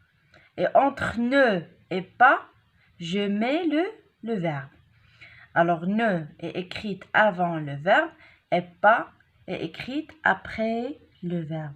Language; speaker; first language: French; non-native, local second language; Arabic